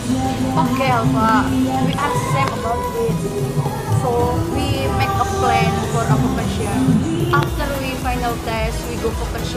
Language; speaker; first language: English; non-native, learner; Indonesian